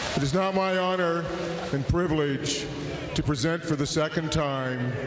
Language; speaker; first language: English; native; English